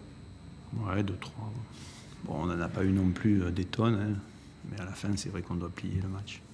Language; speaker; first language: French; native; French